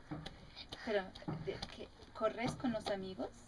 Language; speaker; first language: Spanish; non-native, fluent; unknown